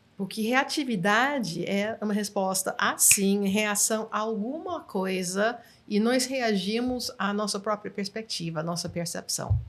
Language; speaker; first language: Portuguese; non-native, fluent; English